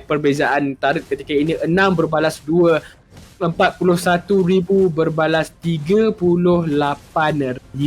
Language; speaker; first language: Malay; native; Malay